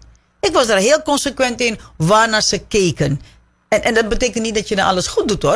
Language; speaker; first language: Dutch; native; Dutch